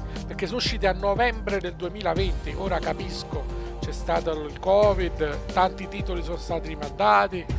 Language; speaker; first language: Italian; native; Italian